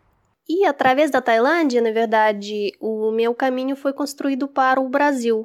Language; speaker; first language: Portuguese; non-native, fluent; Russian